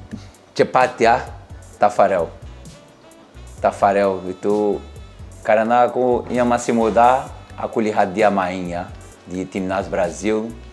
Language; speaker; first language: Indonesian; non-native, learner; Portuguese